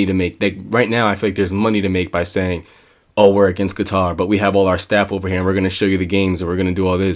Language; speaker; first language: English; native; English